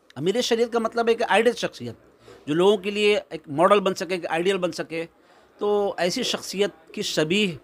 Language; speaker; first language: Hindi; native; Hindi